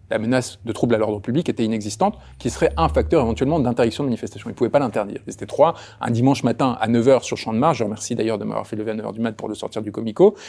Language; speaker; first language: French; early bilingual, other home language; Spanish